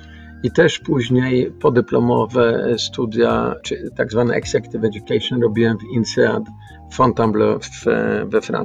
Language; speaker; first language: Polish; early bilingual, heritage; Polish